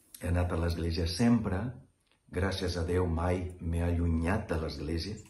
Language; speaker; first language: Catalan; non-native, fluent; Portuguese